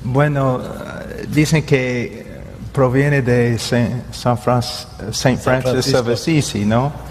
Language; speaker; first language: Spanish; non-native, learner; English